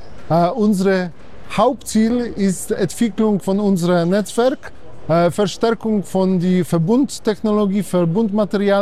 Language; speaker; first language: German; non-native, fluent; Polish